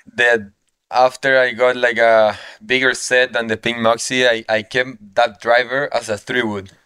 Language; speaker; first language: English; non-native, fluent; Spanish